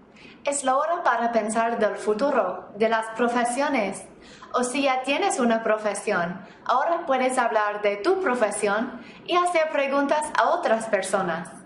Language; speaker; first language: Spanish; non-native, fluent; English